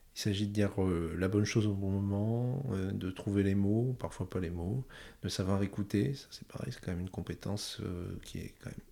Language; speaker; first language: French; native; French